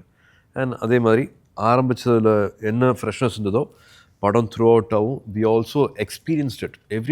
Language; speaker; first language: Tamil; native; Tamil